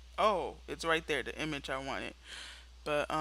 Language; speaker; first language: English; native; English